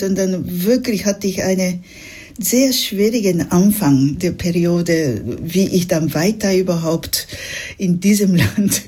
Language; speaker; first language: German; non-native, fluent; Japanese